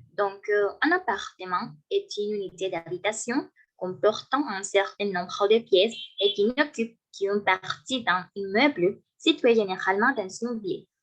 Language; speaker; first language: French; non-native, learner; Spanish